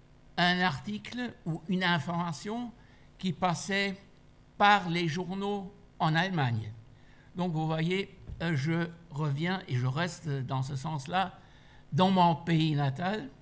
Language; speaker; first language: French; non-native, fluent; German